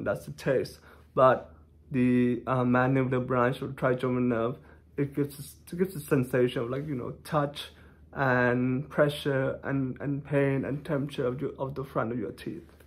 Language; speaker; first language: English; non-native, fluent; Thai